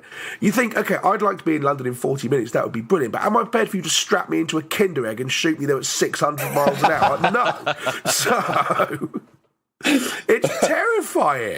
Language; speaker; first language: English; native; English